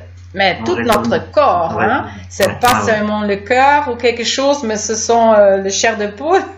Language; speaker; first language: French; non-native, fluent; German